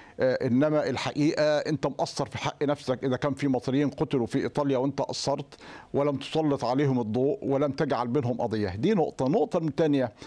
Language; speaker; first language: Arabic; native; Arabic